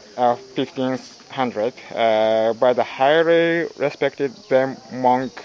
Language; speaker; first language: English; non-native, learner; Japanese